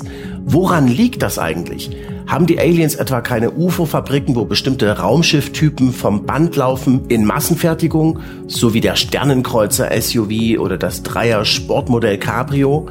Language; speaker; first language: German; native; German